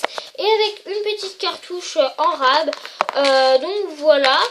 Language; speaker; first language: French; native; French